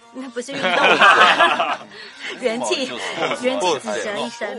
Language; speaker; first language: Chinese; native; Chinese